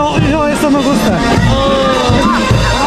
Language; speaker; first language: Spanish; non-native, learner; Turkish